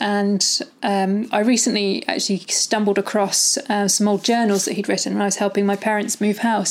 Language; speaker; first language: English; native; English